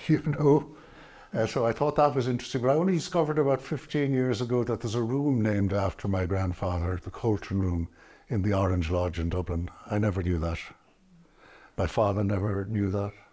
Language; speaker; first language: English; native; English